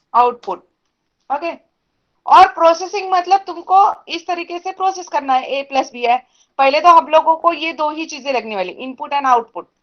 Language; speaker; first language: Hindi; non-native, local second language; Marathi